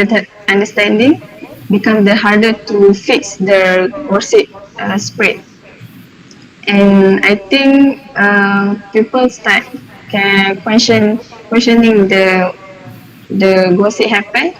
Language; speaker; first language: English; non-native, learner; Malay